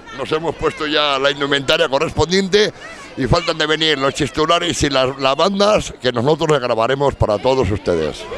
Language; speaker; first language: Spanish; native; Spanish